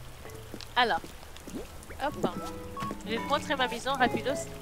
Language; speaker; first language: French; non-native, fluent; English